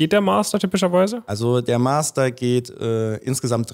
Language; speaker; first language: German; native; German